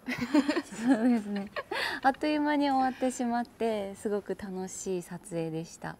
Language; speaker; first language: Japanese; native; Japanese